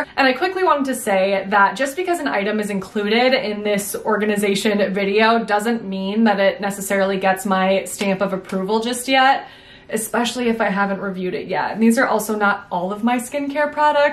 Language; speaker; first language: English; native; English